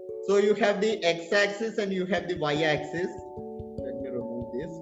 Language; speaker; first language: English; non-native, local second language; Malayalam